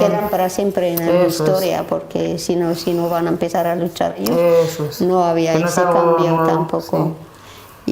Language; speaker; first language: Spanish; non-native, learner; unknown